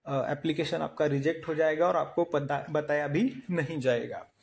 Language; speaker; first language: Hindi; non-native, local second language; Marathi